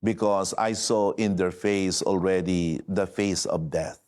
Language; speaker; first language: English; non-native, local second language; Filipino